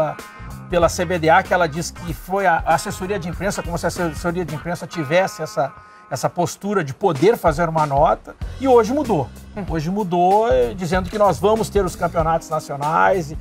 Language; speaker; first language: Portuguese; native; Portuguese